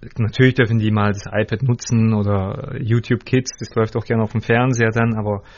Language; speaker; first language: German; early bilingual, other home language; Russian